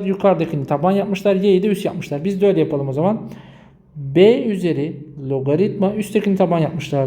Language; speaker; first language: Turkish; native; Turkish